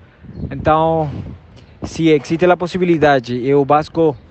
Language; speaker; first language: Portuguese; non-native, learner; Spanish